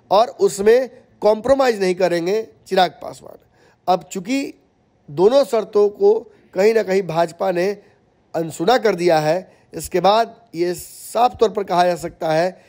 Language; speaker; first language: Hindi; native; Hindi